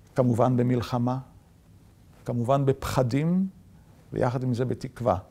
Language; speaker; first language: Hebrew; early bilingual, other home language; Yiddish